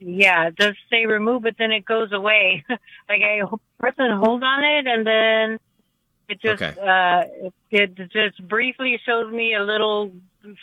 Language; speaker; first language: English; native; English